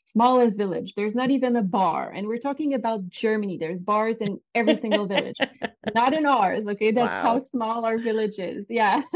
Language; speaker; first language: English; non-native, fluent; French